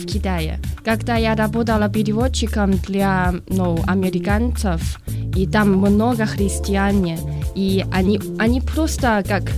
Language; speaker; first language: Russian; non-native, learner; Chinese